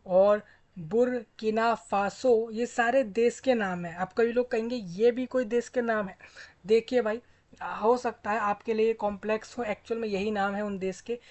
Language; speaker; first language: Hindi; native; Hindi